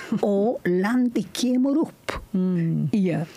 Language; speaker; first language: Icelandic; non-native, learner; Spanish